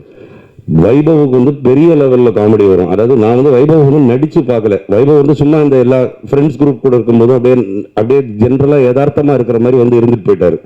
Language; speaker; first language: Tamil; native; Tamil